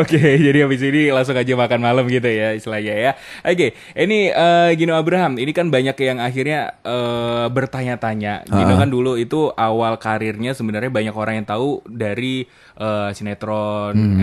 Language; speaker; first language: Indonesian; native; Indonesian